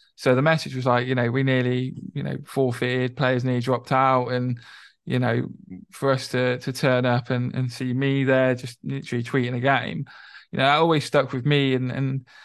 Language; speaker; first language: English; native; English